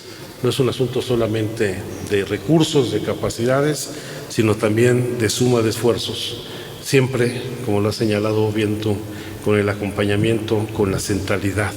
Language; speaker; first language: Spanish; native; Spanish